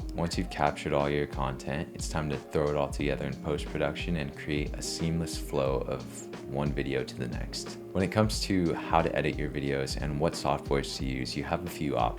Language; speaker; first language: English; native; English